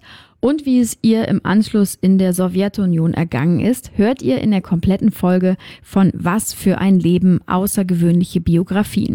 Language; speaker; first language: German; native; German